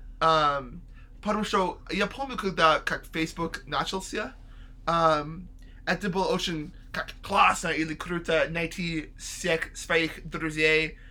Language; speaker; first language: Russian; non-native, learner; English